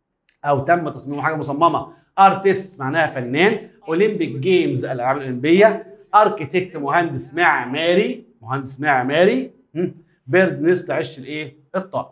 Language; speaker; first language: Arabic; native; Arabic